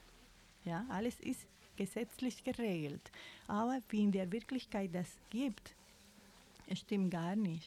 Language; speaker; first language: German; non-native, fluent; Spanish